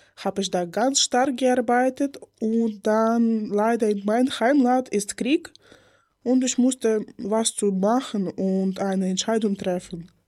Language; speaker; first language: German; non-native, learner; Ukrainian